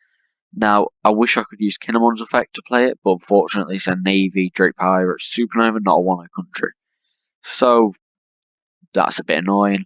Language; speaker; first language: English; native; English